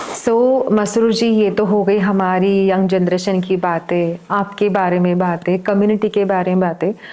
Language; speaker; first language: Hindi; native; Hindi